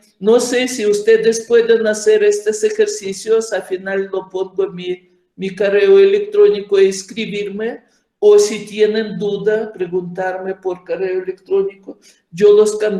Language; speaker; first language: Spanish; non-native, fluent; Ukrainian